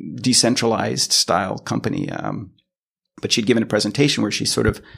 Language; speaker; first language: English; native; English